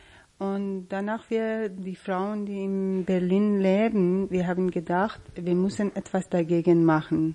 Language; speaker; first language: German; non-native, fluent; Persian